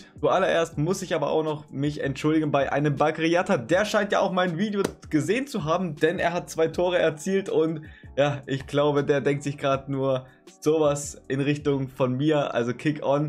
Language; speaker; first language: German; native; German